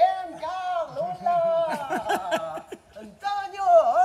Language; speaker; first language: Spanish; non-native, learner; French